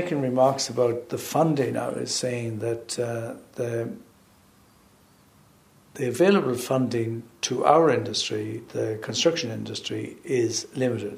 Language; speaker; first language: English; native; English